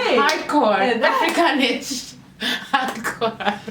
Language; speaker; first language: German; non-native, learner; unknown